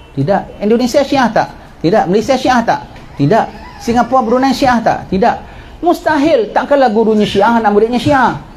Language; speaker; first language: Malay; native; Malay